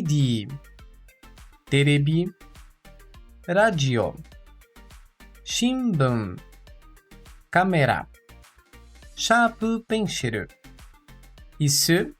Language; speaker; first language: Japanese; non-native, fluent; Portuguese